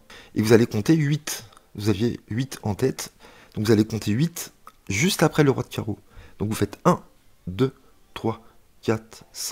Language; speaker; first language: French; native; French